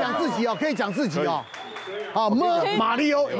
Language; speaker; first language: Chinese; native; Chinese